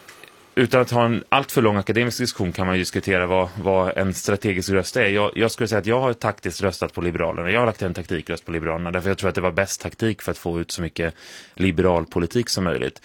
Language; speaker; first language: Swedish; native; Swedish